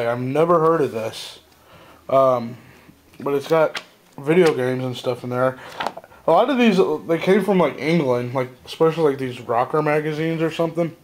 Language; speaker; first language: English; native; English